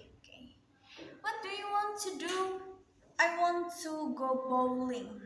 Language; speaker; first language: English; non-native, learner; Indonesian